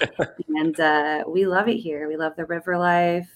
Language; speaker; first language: English; native; English